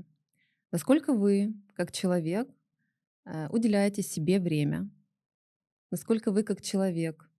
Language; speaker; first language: Russian; native; Russian